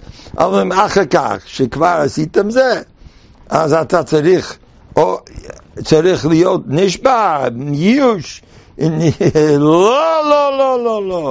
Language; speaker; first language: Hebrew; non-native, fluent; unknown